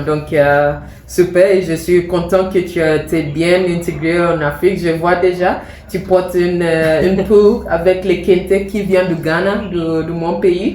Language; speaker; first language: French; non-native, fluent; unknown